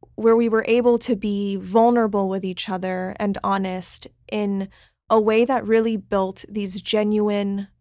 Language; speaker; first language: English; native; English